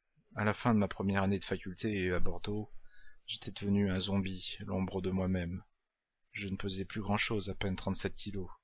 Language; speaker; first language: French; native; French